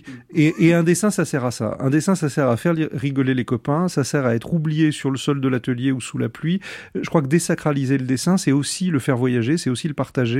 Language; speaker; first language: French; native; French